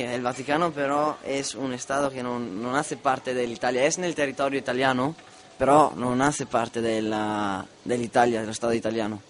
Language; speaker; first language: Spanish; non-native, learner; Italian